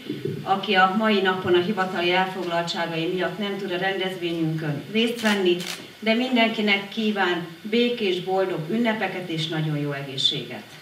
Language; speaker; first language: Hungarian; native; Hungarian